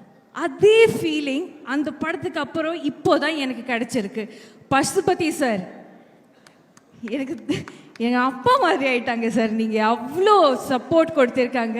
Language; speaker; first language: Tamil; non-native, fluent; Malayalam